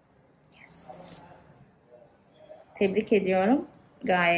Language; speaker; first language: Turkish; native; Turkish